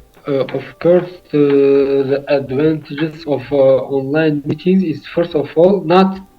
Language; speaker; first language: English; non-native, learner; Tajik